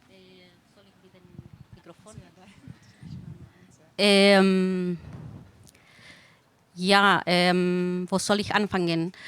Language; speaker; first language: German; non-native, fluent; Spanish